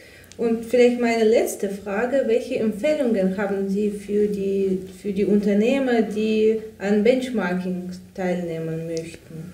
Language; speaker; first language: German; non-native, fluent; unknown